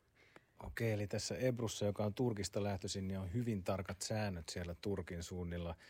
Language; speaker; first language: Finnish; native; Finnish